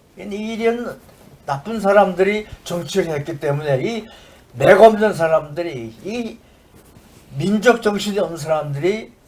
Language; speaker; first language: Korean; native; Korean